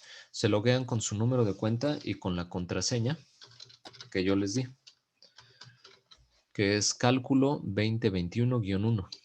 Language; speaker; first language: Spanish; native; Spanish